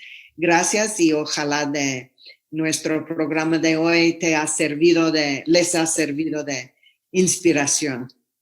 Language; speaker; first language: Spanish; non-native, fluent; English